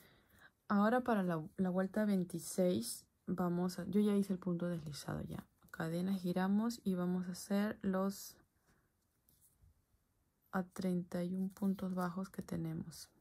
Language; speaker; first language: Spanish; native; Spanish